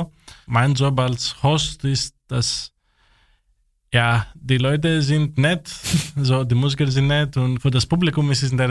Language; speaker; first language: German; non-native, fluent; Greek